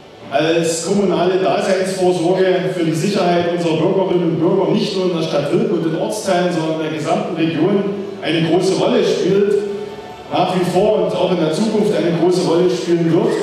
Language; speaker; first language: German; native; German